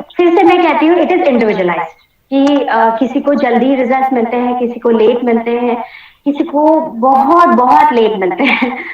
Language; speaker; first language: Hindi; non-native, local second language; Marathi